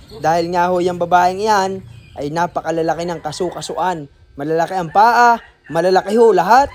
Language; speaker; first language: Filipino; native; Filipino